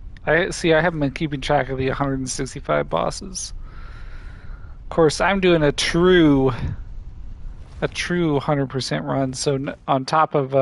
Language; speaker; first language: English; native; English